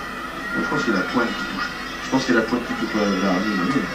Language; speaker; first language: French; native; French